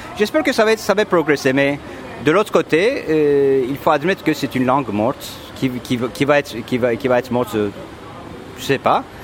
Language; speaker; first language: French; non-native, fluent; Turkish